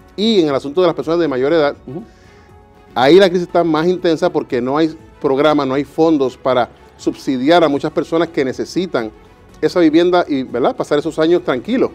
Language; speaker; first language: Spanish; native; Spanish